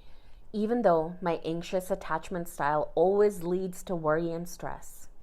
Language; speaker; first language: English; native; English